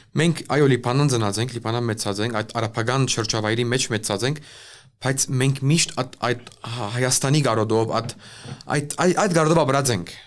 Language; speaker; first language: Armenian; early bilingual, heritage; Armenian